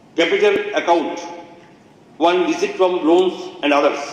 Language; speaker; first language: English; non-native, local second language; Bangla